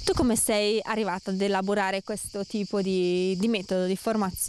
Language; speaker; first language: Italian; native; Italian